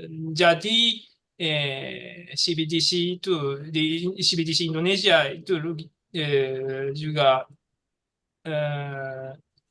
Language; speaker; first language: Indonesian; non-native, learner; Japanese